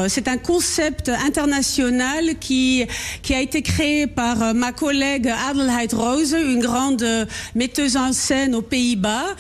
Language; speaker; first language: French; non-native, local second language; Dutch